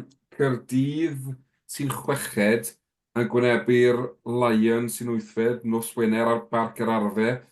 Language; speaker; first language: Welsh; native; Welsh